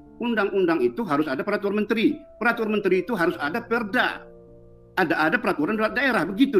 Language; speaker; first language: Indonesian; native; Indonesian